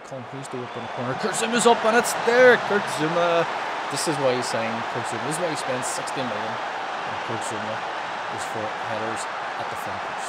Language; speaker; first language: English; native; English